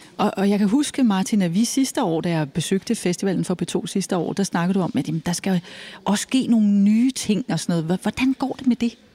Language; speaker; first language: Danish; native; Danish